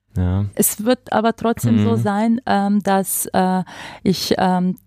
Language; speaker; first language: German; non-native, fluent; Croatian